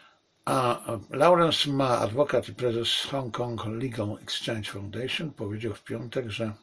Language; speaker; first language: Polish; native; Polish